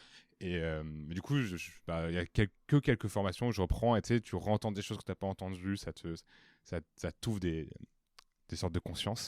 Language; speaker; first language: French; native; French